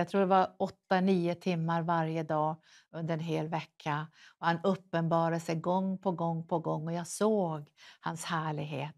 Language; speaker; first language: Swedish; native; Swedish